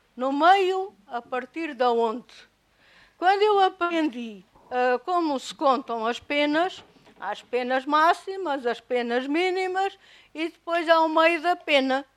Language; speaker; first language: Portuguese; native; Portuguese